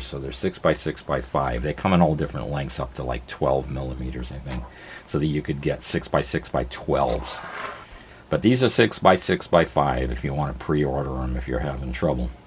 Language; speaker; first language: English; native; English